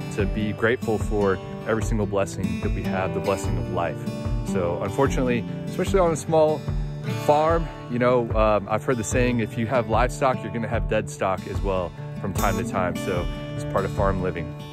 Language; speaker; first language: English; native; English